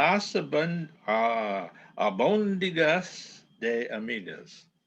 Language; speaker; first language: Spanish; non-native, learner; English